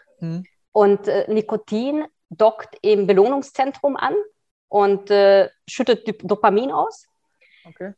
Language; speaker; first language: German; early bilingual, other home language; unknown